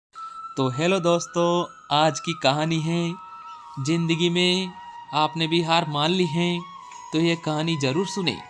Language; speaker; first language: Hindi; native; Hindi